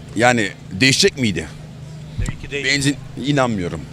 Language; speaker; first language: Turkish; native; Turkish